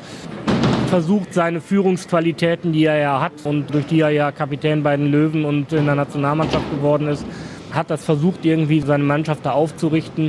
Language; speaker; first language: German; native; German